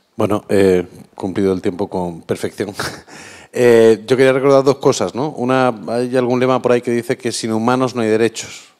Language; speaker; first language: Spanish; native; Spanish